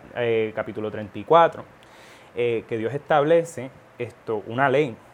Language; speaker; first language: Spanish; early bilingual, heritage; Spanish